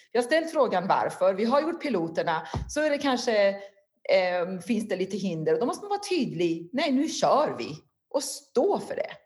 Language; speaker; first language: Swedish; non-native, fluent; Persian